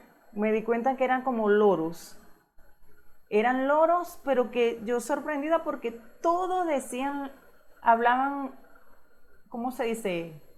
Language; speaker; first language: Spanish; native; Spanish